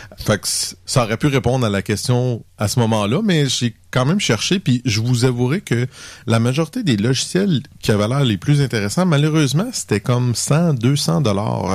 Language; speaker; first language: French; native; French